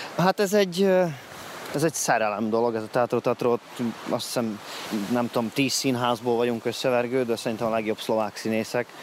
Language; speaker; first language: Hungarian; native; Hungarian